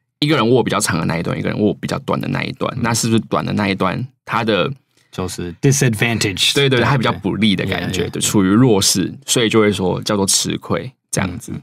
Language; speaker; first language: Chinese; native; Chinese